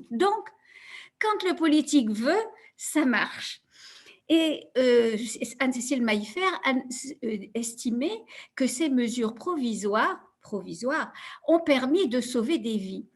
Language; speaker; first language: French; native; French